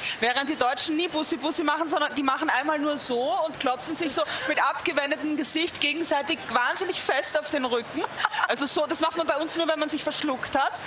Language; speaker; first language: German; native; German